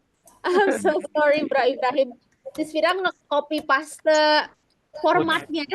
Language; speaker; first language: English; non-native, fluent; Indonesian